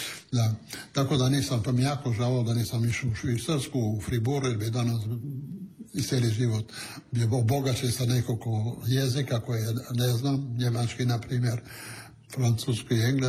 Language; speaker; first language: Serbian; non-native, local second language; Italian